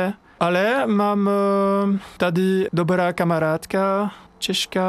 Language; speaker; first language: Czech; non-native, learner; French